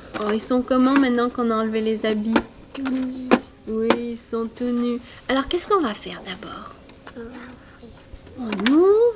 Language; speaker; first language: French; native; French